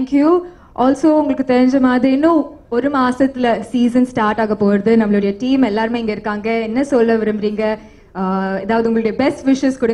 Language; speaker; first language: Tamil; native; Tamil